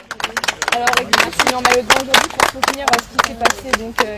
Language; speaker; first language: French; native; French